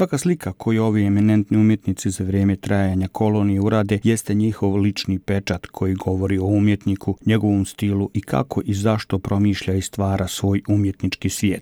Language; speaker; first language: Croatian; native; Croatian